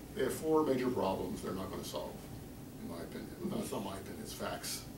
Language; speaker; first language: English; native; English